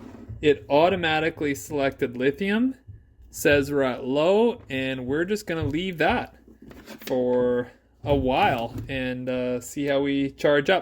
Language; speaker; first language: English; native; English